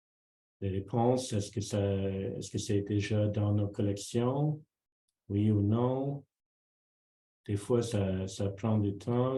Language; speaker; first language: French; non-native, local second language; English